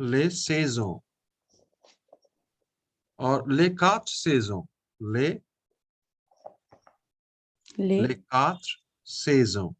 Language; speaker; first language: French; non-native, fluent; Bangla